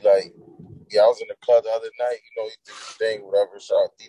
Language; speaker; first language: English; native; English